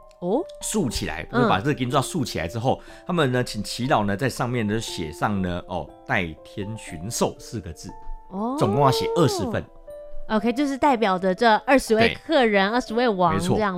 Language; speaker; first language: Chinese; native; Chinese